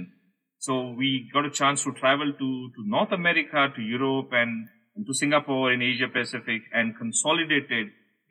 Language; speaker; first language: English; non-native, local second language; Hindi